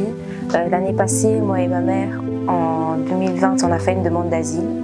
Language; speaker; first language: French; early bilingual, other home language; Portuguese